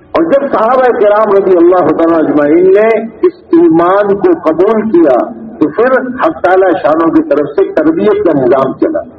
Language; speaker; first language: Urdu; native; Urdu